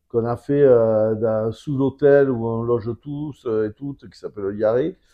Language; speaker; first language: French; native; French